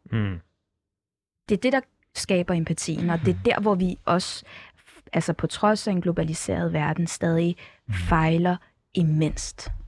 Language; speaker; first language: Danish; early bilingual, other home language; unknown